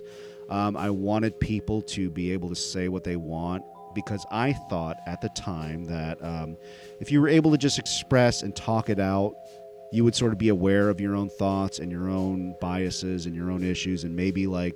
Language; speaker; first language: English; native; English